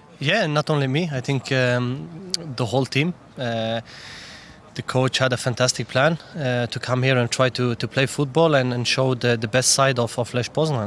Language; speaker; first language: English; non-native, fluent; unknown